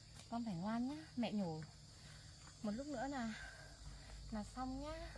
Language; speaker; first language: Vietnamese; native; Vietnamese